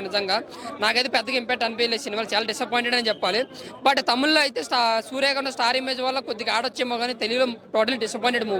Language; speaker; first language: Telugu; native; Telugu